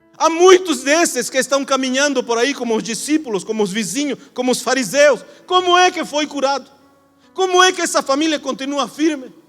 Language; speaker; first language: Portuguese; non-native, fluent; Spanish